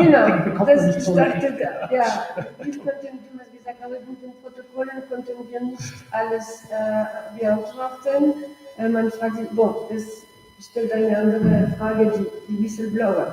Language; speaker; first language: German; non-native, local second language; French